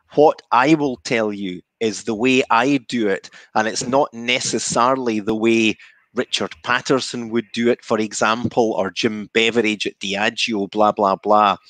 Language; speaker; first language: English; native; English